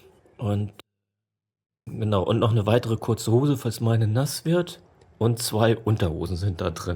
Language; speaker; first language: German; native; German